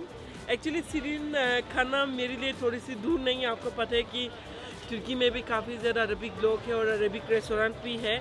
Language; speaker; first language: Hindi; non-native, learner; Turkish